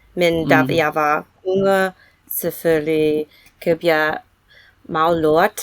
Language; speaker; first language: Danish; non-native, learner; English